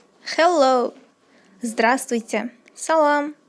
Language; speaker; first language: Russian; non-native, local second language; Kyrgyz